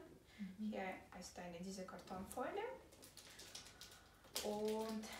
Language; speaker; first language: German; non-native, fluent; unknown